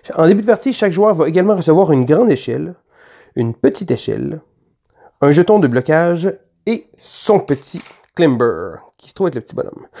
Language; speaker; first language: French; native; French